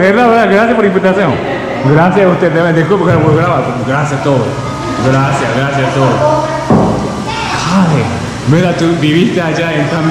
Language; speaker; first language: Spanish; non-native, learner; Japanese